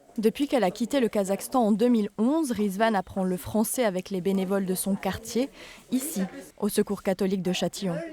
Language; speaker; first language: French; native; French